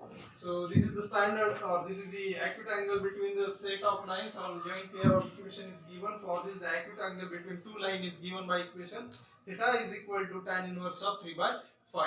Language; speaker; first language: English; non-native, local second language; Marathi